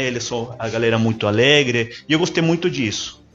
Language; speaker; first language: Portuguese; non-native, learner; Spanish